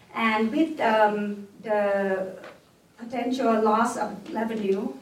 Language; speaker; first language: English; non-native, fluent; Thai